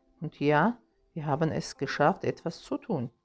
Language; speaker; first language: German; non-native, fluent; Russian